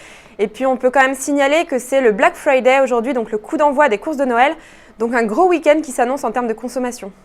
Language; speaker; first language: French; native; French